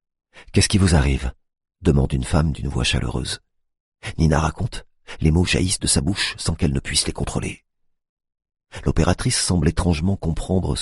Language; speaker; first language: French; native; French